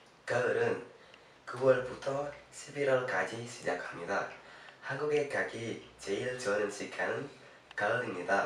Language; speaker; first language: Korean; non-native, learner; Indonesian